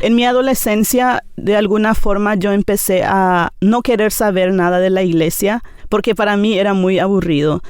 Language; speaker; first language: Spanish; non-native, local second language; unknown